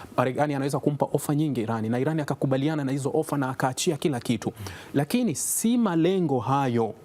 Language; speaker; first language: Swahili; native; Swahili